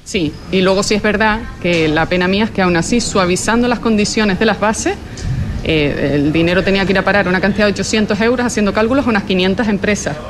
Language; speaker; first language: Spanish; native; Spanish